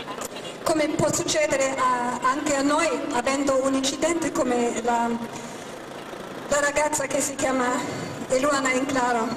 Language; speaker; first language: Italian; non-native, fluent; German